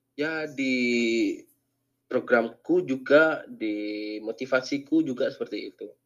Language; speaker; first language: Indonesian; non-native, local second language; Madurese